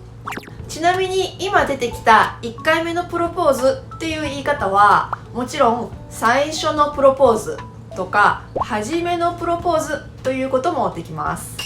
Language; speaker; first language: Japanese; native; Japanese